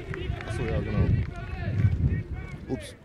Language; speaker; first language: German; native; German